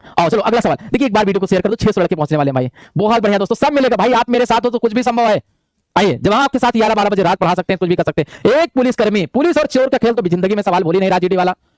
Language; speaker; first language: Hindi; native; Hindi